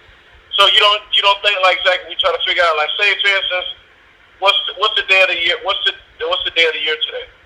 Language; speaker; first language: English; native; English